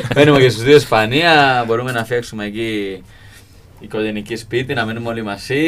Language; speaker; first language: Greek; non-native, learner; Spanish